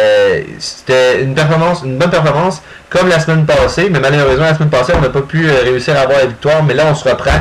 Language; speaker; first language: French; native; French